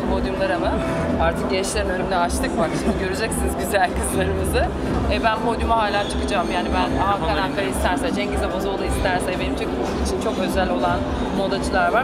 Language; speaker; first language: Turkish; native; Turkish